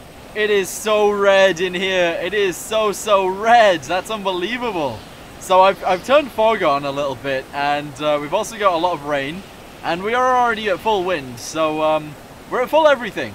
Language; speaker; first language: English; native; English